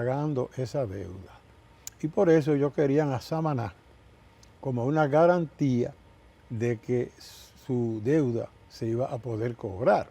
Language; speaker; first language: Spanish; native; Spanish